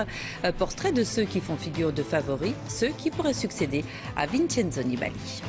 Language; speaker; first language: French; native; French